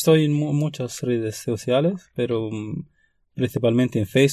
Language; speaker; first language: Spanish; non-native, fluent; Arabic